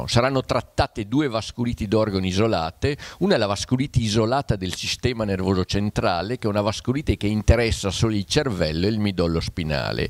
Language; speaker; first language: Italian; native; Italian